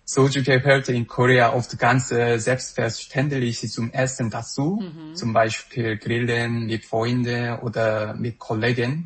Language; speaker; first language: German; non-native, fluent; Korean